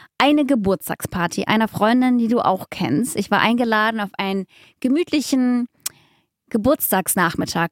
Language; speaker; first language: German; early bilingual, other home language; Russian